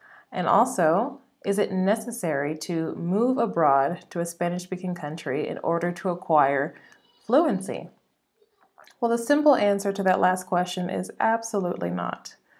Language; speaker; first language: English; native; English